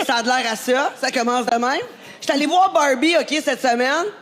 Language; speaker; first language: French; native; French